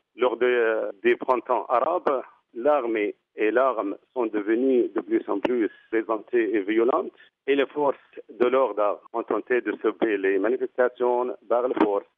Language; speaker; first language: French; non-native, fluent; Arabic